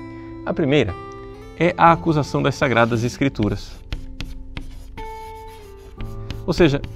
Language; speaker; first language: Portuguese; native; Portuguese